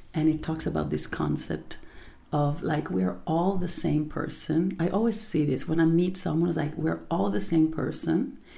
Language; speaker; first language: English; non-native, fluent; Italian